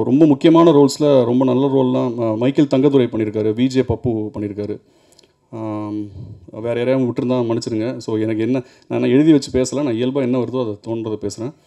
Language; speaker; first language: Tamil; native; Tamil